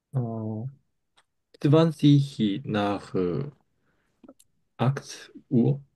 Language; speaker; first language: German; non-native, learner; Korean